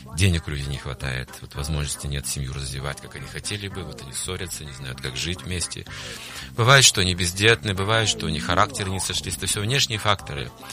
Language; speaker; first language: Russian; native; Russian